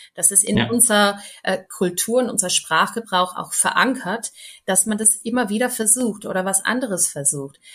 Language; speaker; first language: German; non-native, fluent; English